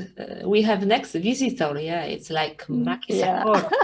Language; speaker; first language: English; non-native, fluent; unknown